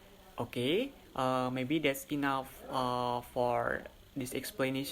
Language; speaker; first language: English; non-native, learner; Indonesian